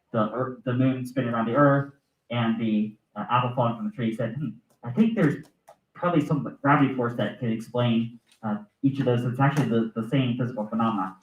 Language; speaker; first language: English; native; English